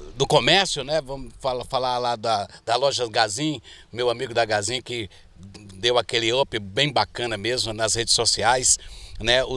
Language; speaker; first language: Portuguese; native; Portuguese